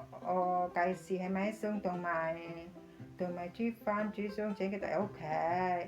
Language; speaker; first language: Cantonese; non-native, learner; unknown